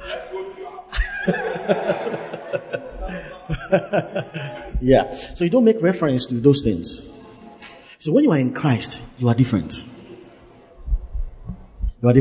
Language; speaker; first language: English; non-native, local second language; Akan